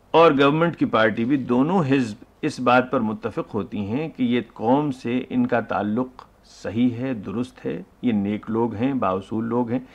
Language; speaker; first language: Urdu; native; Urdu